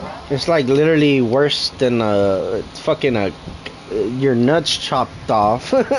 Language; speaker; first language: English; early bilingual, other home language; Spanish